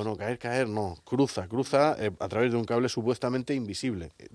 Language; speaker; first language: Spanish; native; Spanish